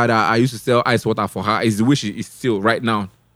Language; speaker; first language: English; non-native, local second language; Igbo